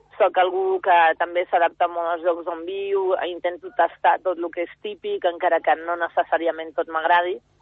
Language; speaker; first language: Catalan; early bilingual, other home language; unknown